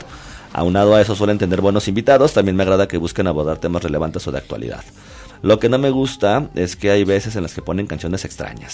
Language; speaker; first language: Spanish; native; Spanish